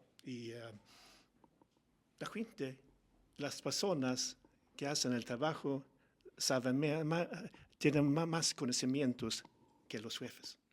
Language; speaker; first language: Spanish; non-native, learner; Swedish